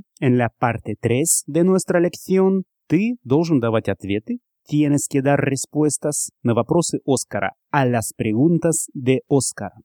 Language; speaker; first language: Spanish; non-native, fluent; Russian